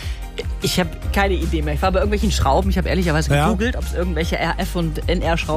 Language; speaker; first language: German; native; German